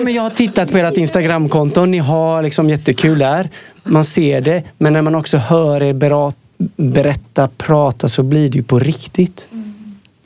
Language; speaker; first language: Swedish; native; Swedish